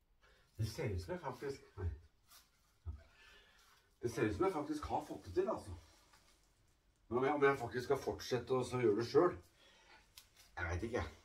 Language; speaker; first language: Norwegian; native; Norwegian